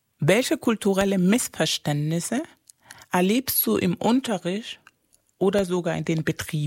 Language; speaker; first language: German; non-native, fluent; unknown